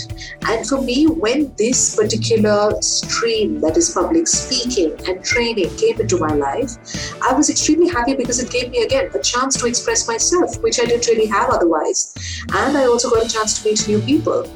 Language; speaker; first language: English; non-native, local second language; Bangla